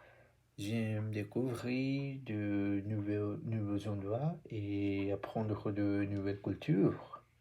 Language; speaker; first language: French; non-native, learner; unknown